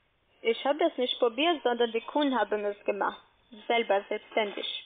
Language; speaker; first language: German; non-native, learner; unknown